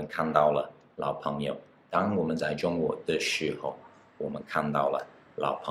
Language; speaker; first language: Chinese; non-native, fluent; English